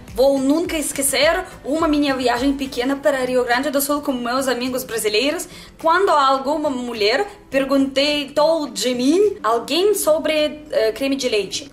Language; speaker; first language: Portuguese; non-native, learner; Russian